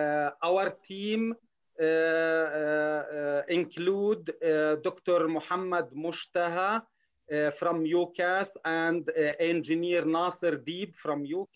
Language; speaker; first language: English; non-native, learner; Arabic